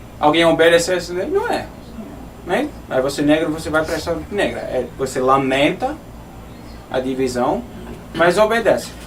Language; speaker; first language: Portuguese; non-native, fluent; English